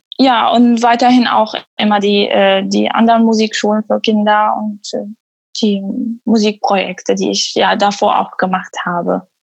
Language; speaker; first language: German; non-native, fluent; Arabic